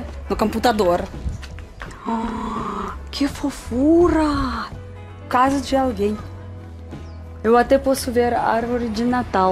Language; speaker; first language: Portuguese; non-native, fluent; Russian